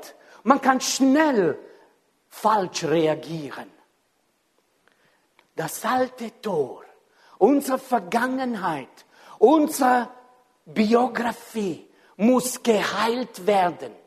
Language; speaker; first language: German; non-native, fluent; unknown